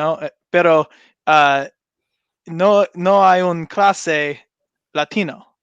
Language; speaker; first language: Spanish; non-native, learner; English